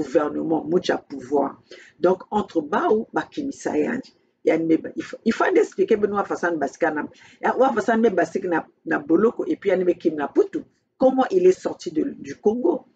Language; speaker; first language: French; non-native, local second language; Kongo